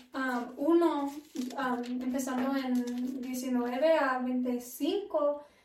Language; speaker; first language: Spanish; non-native, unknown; English